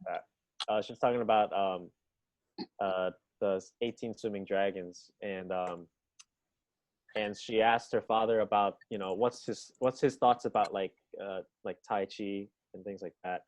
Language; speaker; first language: English; early bilingual, heritage; English